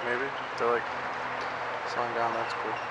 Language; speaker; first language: English; native; English